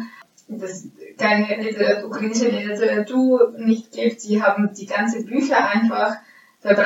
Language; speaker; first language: German; non-native, fluent; Ukrainian